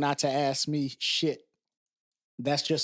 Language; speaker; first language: English; native; English